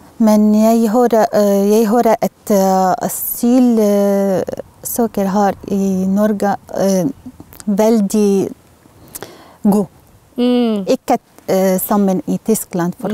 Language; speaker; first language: Norwegian; non-native, learner; Arabic